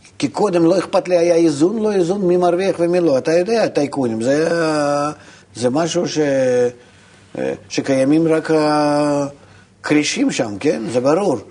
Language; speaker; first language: Hebrew; non-native, fluent; Russian